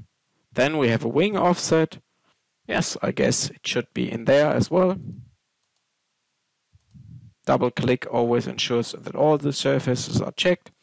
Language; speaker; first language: English; non-native, fluent; German